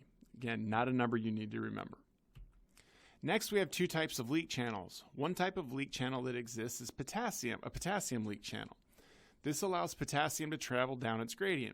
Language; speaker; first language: English; native; English